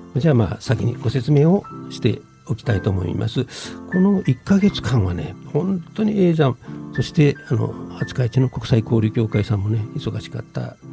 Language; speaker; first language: Japanese; native; Japanese